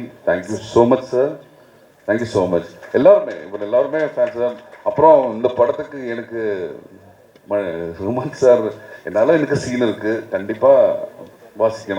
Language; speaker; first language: Tamil; non-native, learner; Malayalam